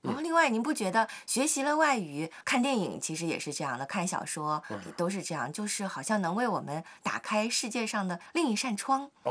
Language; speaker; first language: Chinese; native; Chinese